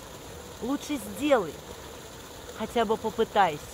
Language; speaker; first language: Russian; native; Russian